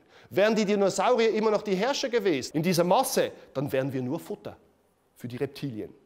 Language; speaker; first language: German; native; German